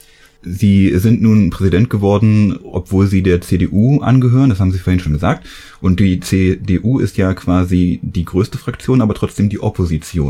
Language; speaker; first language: German; native; German